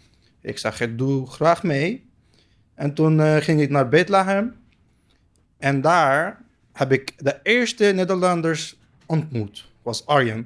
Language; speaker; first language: Dutch; non-native, learner; Arabic